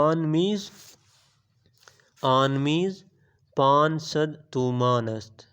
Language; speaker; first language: Persian; non-native, fluent; Urdu